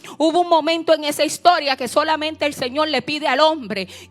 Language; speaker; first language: Spanish; native; Spanish